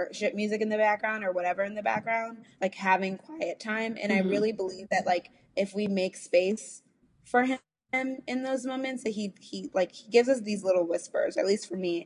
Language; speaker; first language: English; native; English